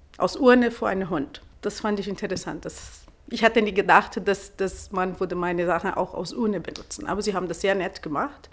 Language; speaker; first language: German; non-native, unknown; Portuguese